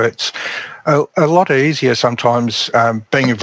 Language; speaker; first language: English; native; English